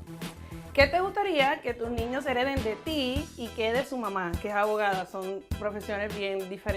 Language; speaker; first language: Spanish; native; Spanish